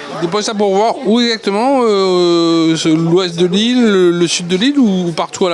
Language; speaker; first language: French; native; French